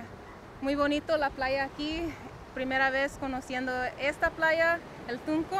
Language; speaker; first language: Spanish; early bilingual, heritage; Spanish